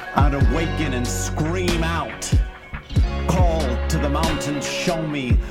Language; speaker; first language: English; native; English